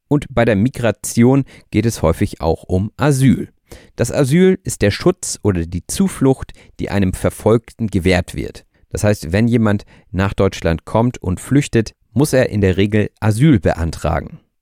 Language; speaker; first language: German; native; German